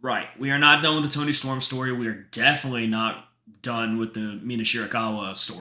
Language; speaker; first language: English; native; English